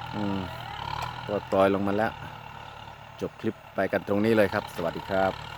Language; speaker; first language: Thai; native; Thai